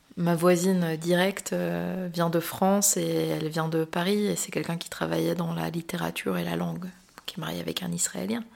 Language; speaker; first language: French; native; French